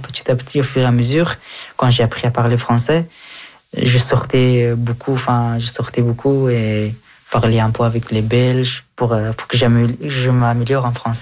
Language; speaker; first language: French; early bilingual, other home language; Hazaragi